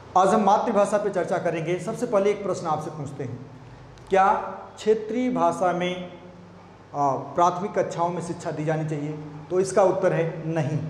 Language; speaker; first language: Hindi; native; Hindi